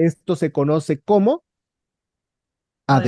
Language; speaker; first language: Spanish; native; Spanish